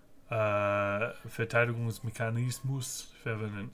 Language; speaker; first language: German; non-native, learner; English